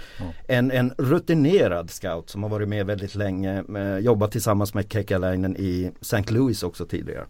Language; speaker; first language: Swedish; early bilingual, other home language; Finnish